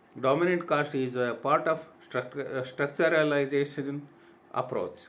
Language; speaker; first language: English; non-native, local second language; Kannada